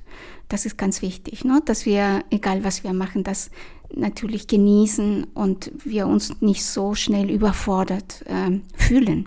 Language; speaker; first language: German; non-native, fluent; Spanish